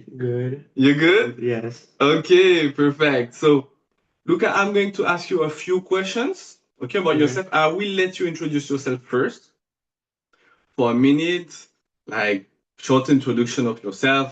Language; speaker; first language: English; non-native, fluent; French